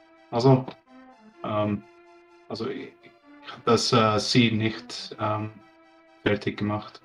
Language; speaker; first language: German; non-native, learner; English